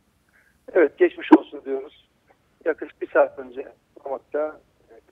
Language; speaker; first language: Turkish; native; Turkish